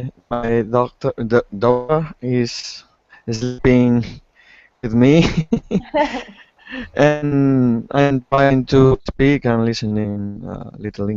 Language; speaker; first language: English; non-native, learner; Spanish